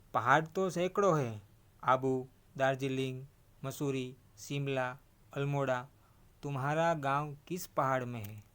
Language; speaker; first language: Hindi; non-native, local second language; Gujarati